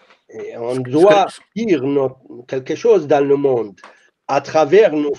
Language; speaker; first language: French; non-native, fluent; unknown